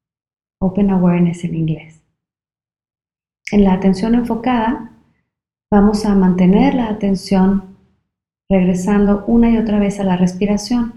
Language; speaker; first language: Spanish; native; Spanish